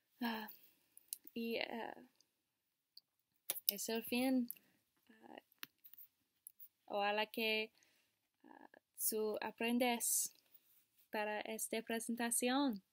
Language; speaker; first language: Spanish; non-native, learner; English